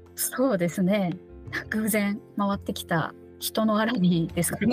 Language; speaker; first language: Japanese; native; Japanese